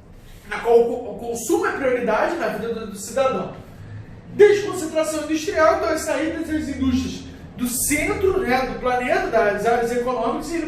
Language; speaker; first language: Portuguese; native; Portuguese